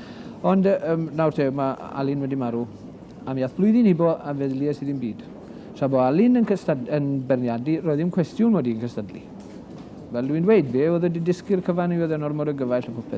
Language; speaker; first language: Welsh; native; Welsh